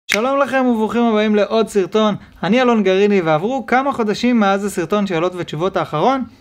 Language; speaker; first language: Hebrew; native; Hebrew